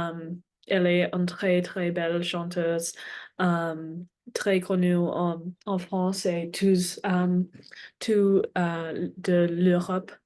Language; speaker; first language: French; non-native, learner; English